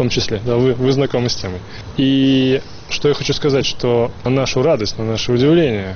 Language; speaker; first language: Russian; native; Russian